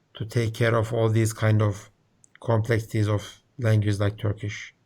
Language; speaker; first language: English; non-native, fluent; Turkish